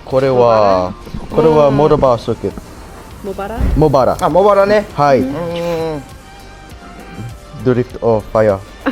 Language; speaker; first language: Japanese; non-native, learner; English